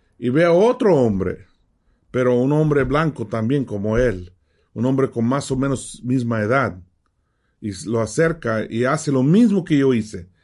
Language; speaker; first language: Spanish; early bilingual, heritage; Spanish